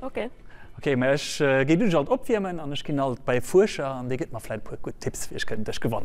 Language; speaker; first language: German; non-native, local second language; Luxembourgish